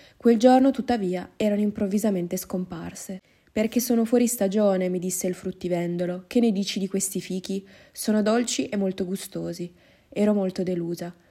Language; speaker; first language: Italian; non-native, fluent; Japanese